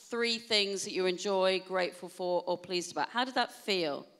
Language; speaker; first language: English; native; English